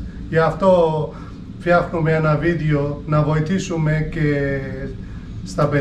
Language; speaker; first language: Greek; non-native, fluent; Punjabi